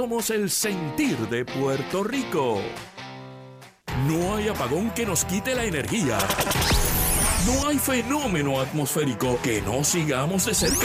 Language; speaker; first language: Spanish; native; Spanish